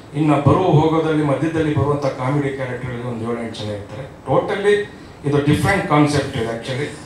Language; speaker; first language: Kannada; native; Kannada